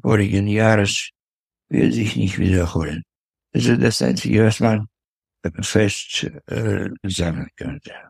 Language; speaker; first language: German; non-native, fluent; Russian